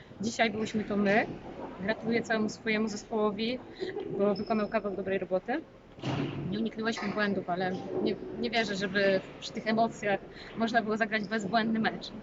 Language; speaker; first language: Polish; native; Polish